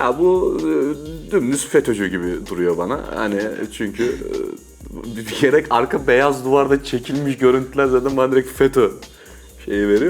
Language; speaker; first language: Turkish; native; Turkish